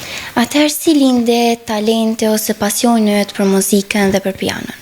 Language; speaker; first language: Albanian; native; Albanian